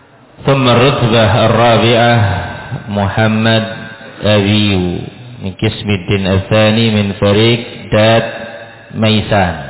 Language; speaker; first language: Arabic; non-native, fluent; Indonesian